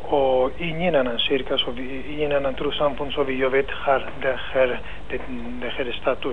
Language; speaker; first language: Swedish; non-native, fluent; Spanish